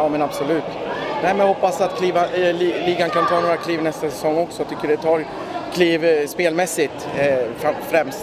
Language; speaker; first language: Swedish; native; Swedish